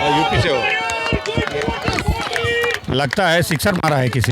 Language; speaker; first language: Hindi; non-native, local second language; Telugu